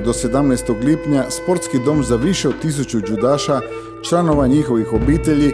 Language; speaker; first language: Croatian; native; Croatian